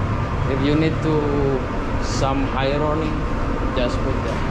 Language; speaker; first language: English; non-native, learner; Indonesian